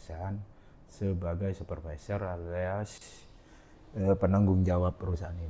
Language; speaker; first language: Indonesian; non-native, local second language; Madurese